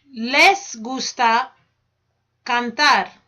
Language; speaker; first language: Spanish; non-native, fluent; English